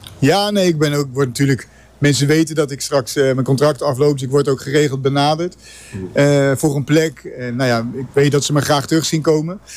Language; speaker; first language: Dutch; native; Dutch